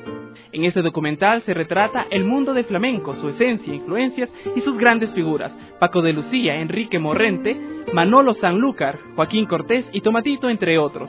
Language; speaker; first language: Spanish; native; Spanish